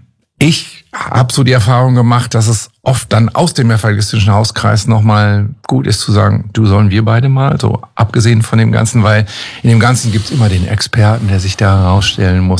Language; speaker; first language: German; native; German